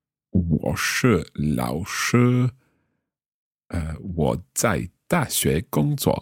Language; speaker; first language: Chinese; non-native, learner; English